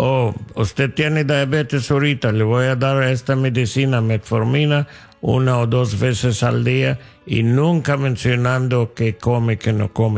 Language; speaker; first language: Spanish; non-native, learner; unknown